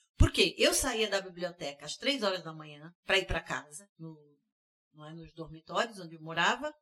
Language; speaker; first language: Portuguese; early bilingual, heritage; English